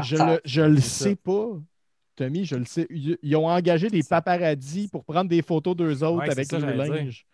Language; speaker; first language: French; native; French